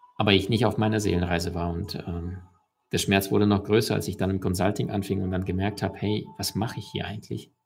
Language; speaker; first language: German; early bilingual, other home language; Russian